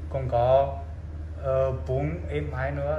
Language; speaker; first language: Vietnamese; non-native, fluent; Chinese